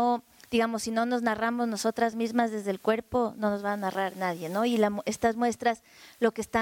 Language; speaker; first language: Spanish; native; Spanish